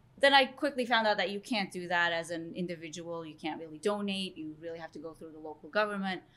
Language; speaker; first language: English; early bilingual, other home language; Turkish